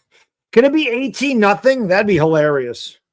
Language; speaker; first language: English; native; English